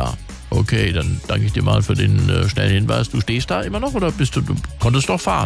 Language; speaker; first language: German; native; German